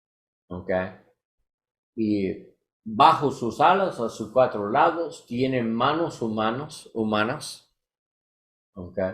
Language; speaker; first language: Spanish; non-native, learner; English